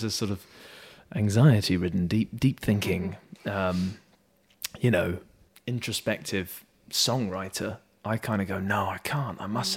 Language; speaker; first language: English; native; English